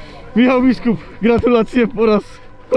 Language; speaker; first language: Polish; native; Polish